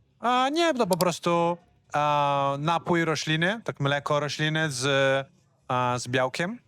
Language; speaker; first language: Polish; non-native, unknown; Portuguese